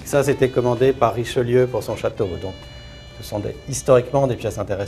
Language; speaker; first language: French; native; French